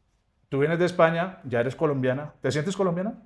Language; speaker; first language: Spanish; native; Spanish